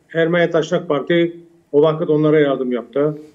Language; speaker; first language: Turkish; early bilingual, heritage; Turkish